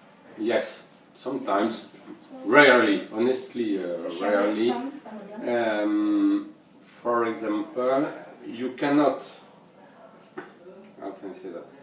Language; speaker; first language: English; non-native, learner; French